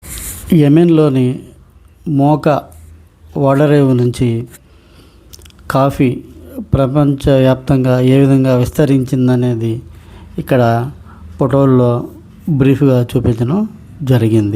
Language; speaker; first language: Telugu; native; Telugu